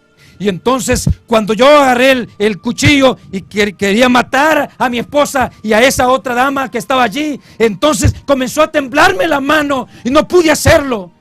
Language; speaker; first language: Spanish; native; Spanish